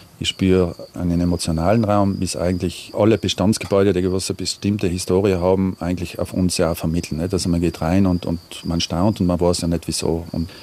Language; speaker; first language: German; non-native, local second language; Ladin